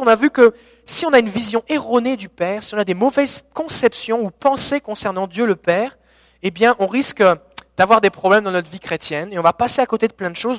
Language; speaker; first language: French; native; French